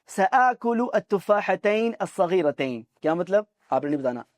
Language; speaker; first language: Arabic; non-native, fluent; Urdu